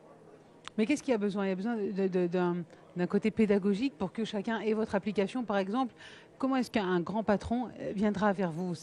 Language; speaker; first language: French; native; French